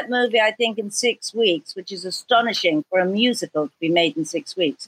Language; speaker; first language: English; native; English